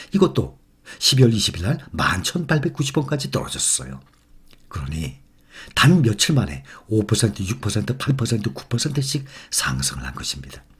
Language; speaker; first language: Korean; native; Korean